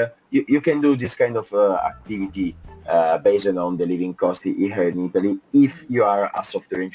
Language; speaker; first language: English; non-native, fluent; Italian